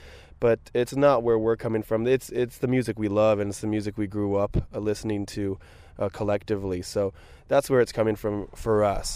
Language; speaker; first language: English; native; English